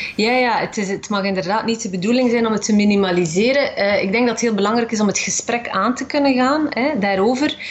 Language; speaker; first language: Dutch; early bilingual, other home language; Arabic